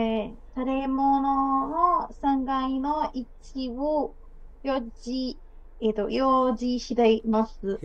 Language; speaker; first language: Japanese; non-native, learner; Burmese